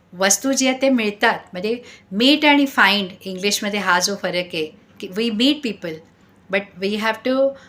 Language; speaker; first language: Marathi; non-native, local second language; Sindhi